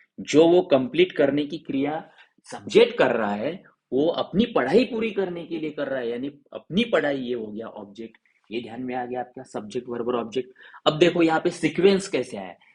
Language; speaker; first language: Hindi; non-native, local second language; Marathi